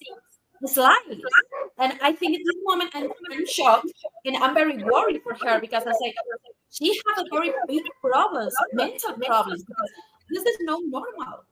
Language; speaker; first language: English; non-native, learner; Spanish